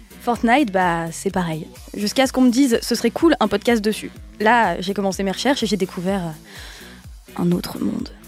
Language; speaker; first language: French; native; French